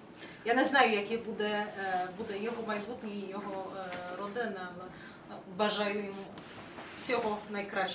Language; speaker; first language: Ukrainian; non-native, fluent; Polish